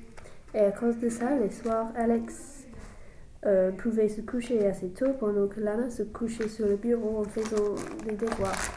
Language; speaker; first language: French; non-native, learner; English